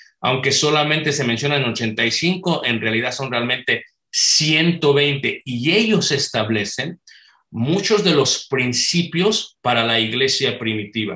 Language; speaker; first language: Spanish; native; Spanish